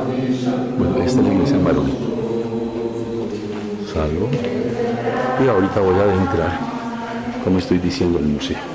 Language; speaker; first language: Spanish; native; Spanish